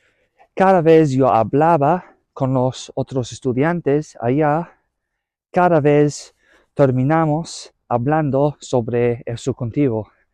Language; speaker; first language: Spanish; non-native, learner; English